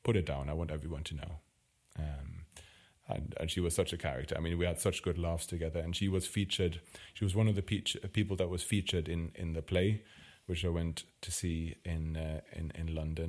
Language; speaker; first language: English; non-native, fluent; German